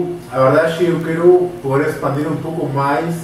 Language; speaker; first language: Portuguese; non-native, fluent; Spanish